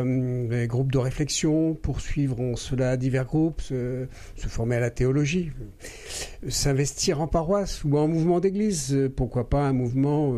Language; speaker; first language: French; native; French